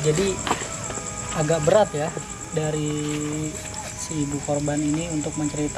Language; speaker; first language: Indonesian; native; Indonesian